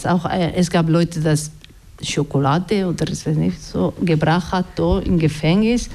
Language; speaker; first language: German; non-native, fluent; Basque